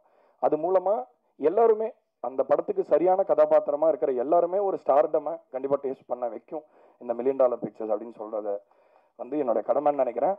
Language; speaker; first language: Tamil; native; Tamil